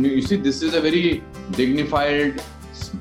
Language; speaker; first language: English; non-native, local second language; Hindi